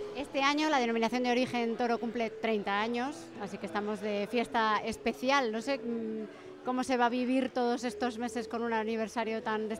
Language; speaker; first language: Spanish; native; Spanish